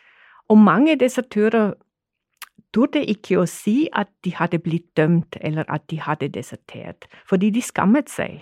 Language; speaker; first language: Norwegian; non-native, fluent; German